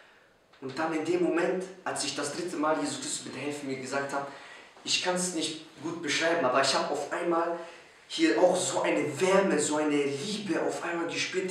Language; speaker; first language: German; early bilingual, other home language; Polish